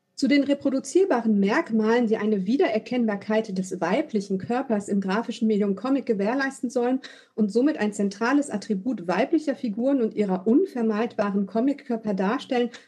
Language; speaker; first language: German; native; German